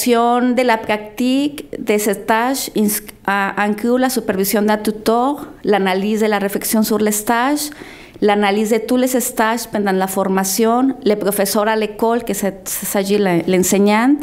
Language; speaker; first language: French; non-native, fluent; Spanish